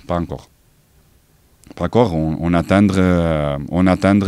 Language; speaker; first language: French; non-native, learner; Portuguese